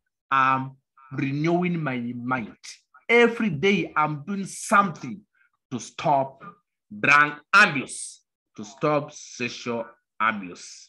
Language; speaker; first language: English; non-native, local second language; Kamba